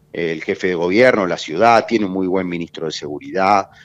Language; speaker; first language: Spanish; native; Spanish